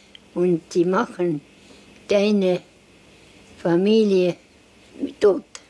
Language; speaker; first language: German; non-native, learner; Estonian